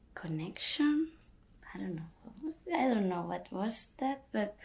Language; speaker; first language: English; non-native, fluent; Catalan